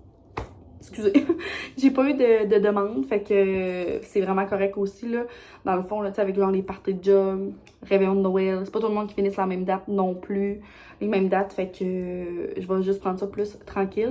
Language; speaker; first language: French; native; French